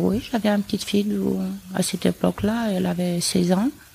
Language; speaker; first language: French; non-native, fluent; Romanian